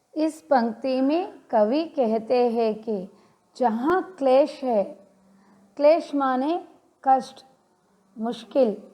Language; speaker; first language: Hindi; non-native, local second language; Telugu